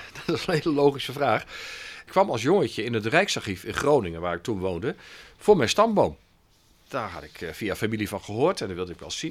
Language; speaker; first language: Dutch; native; Dutch